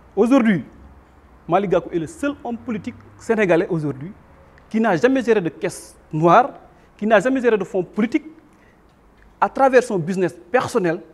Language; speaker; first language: French; non-native, local second language; Wolof